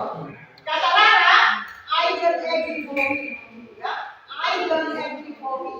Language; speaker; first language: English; non-native, learner; Indonesian